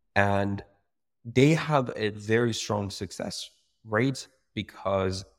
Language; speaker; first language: English; non-native, fluent; Persian